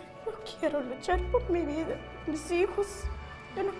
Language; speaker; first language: Spanish; non-native, local second language; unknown